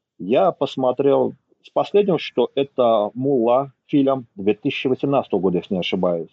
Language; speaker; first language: Russian; native; Russian